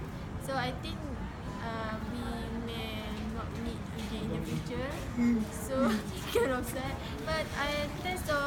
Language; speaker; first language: English; non-native, local second language; Malay